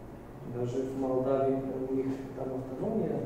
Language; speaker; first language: Russian; non-native, fluent; Bulgarian